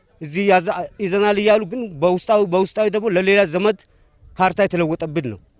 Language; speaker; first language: Amharic; non-native, local second language; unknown